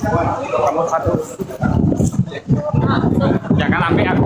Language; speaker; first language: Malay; non-native, local second language; Hakka Chinese